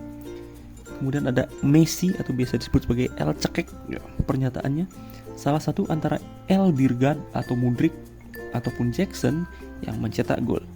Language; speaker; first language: Indonesian; native; Indonesian